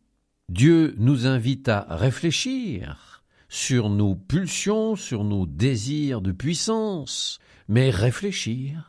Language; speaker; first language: French; native; French